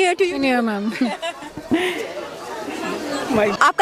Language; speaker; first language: Hindi; native; Hindi